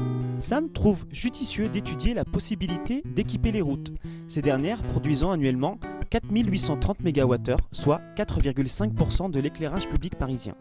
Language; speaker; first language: French; native; French